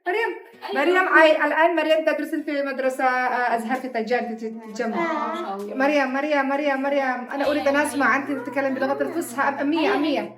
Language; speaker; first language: Arabic; non-native, learner; Indonesian